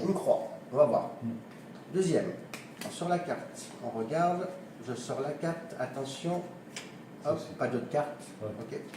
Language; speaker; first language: French; native; French